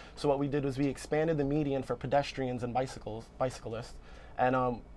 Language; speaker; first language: English; native; English